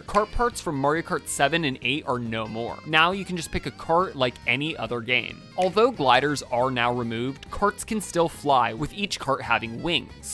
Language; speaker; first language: English; native; English